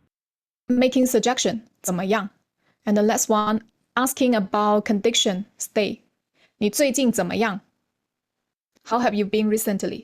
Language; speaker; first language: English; non-native, fluent; Chinese